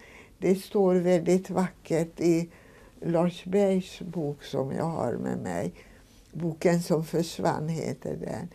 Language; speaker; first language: Swedish; non-native, fluent; Hungarian